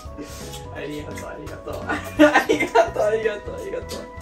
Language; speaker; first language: Japanese; non-native, learner; English